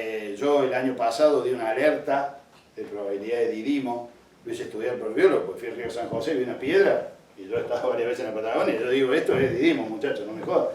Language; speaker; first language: Spanish; native; Spanish